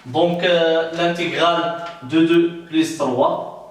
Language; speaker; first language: French; non-native, local second language; Arabic